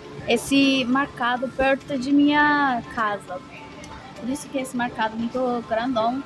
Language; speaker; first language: Portuguese; non-native, learner; Persian